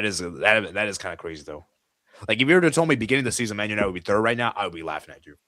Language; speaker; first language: English; native; English